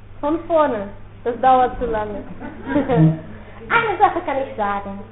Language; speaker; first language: German; non-native, fluent; Dutch